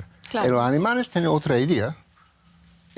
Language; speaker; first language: Spanish; non-native, learner; English